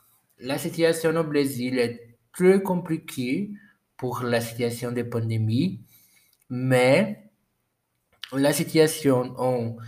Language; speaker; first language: French; non-native, learner; Portuguese